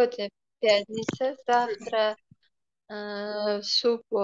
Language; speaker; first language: Russian; non-native, learner; Uzbek